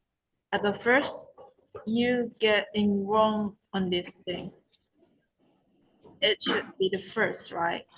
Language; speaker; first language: English; non-native, learner; Indonesian